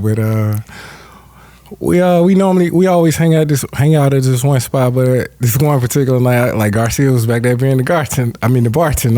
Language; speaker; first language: English; native; English